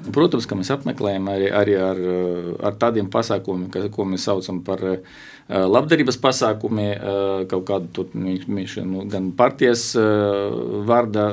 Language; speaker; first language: Latvian; non-native, local second language; Russian